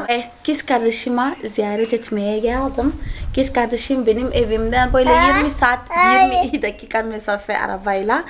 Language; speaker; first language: Turkish; non-native, fluent; Portuguese